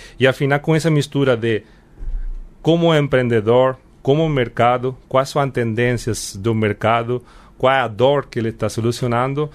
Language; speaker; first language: Portuguese; non-native, fluent; Spanish